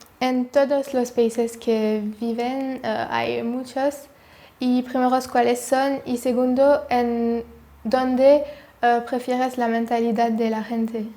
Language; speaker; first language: Spanish; non-native, learner; French